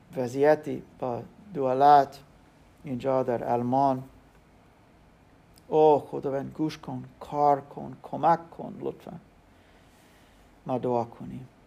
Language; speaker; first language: Persian; non-native, learner; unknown